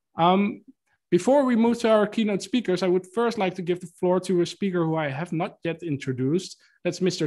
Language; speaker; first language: English; non-native, fluent; Dutch